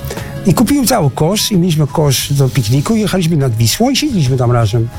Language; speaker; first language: Polish; non-native, fluent; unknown